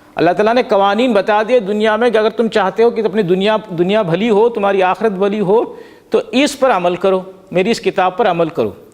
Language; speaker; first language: Urdu; native; Urdu